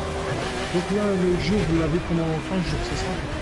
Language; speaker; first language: French; native; French